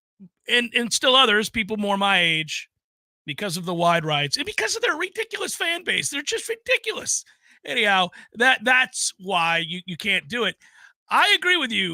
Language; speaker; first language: English; native; English